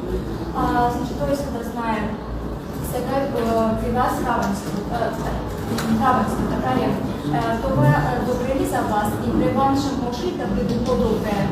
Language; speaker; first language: Bulgarian; non-native, learner; Azerbaijani